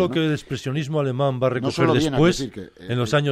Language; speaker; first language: Spanish; native; Spanish